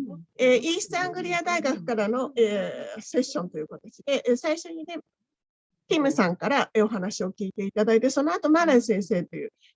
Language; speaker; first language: Japanese; native; Japanese